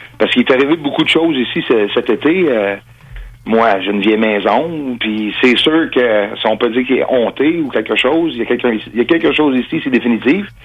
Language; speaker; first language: French; non-native, local second language; English